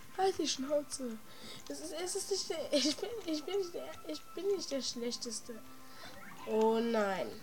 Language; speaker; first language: German; native; German